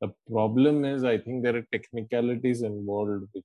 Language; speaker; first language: English; non-native, local second language; Gujarati